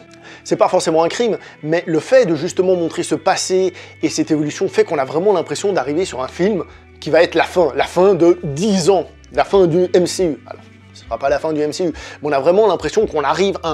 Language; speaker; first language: French; native; French